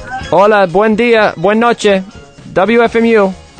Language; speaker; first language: Spanish; non-native, learner; English